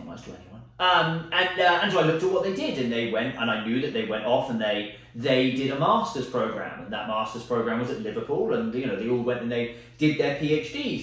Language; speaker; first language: English; native; English